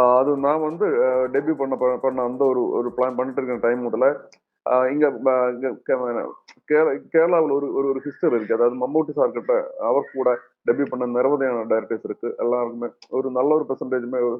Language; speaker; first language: Tamil; non-native, learner; Malayalam